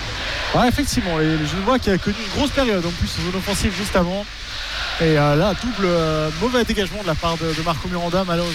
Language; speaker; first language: French; native; French